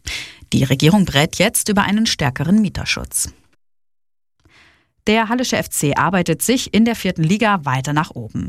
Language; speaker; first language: German; native; German